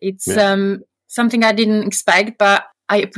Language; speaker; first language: English; non-native, fluent; Slovak